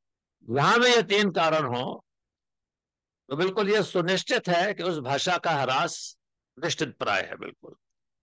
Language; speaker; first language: Hindi; native; Hindi